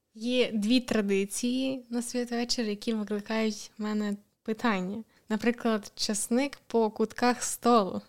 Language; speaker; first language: Ukrainian; native; Ukrainian